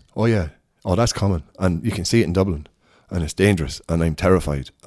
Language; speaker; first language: English; native; English